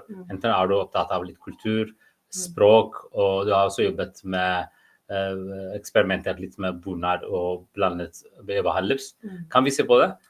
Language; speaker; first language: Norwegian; non-native, fluent; Amharic